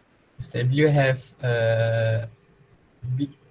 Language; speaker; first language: English; non-native, local second language; Malay